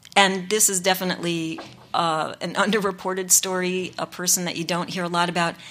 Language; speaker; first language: English; native; English